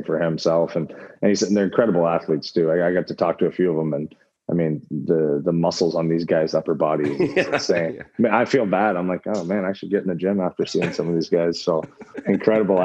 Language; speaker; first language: English; native; English